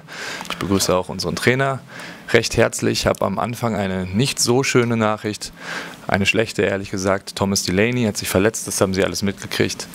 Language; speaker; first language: German; native; German